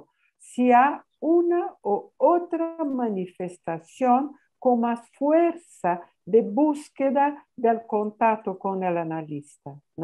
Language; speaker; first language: Spanish; non-native, fluent; Portuguese